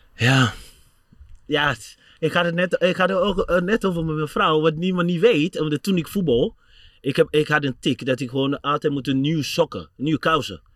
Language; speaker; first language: Dutch; non-native, fluent; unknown